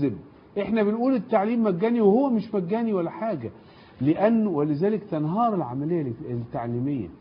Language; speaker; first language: Arabic; native; Arabic